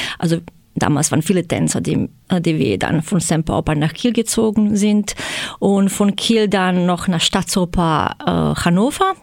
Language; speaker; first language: German; non-native, fluent; Croatian